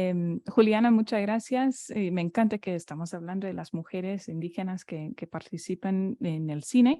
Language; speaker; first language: Spanish; non-native, fluent; English